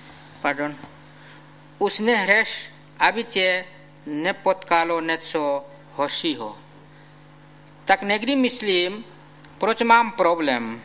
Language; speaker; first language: Czech; non-native, fluent; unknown